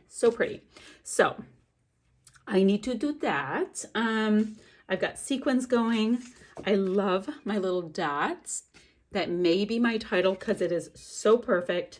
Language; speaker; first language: English; native; English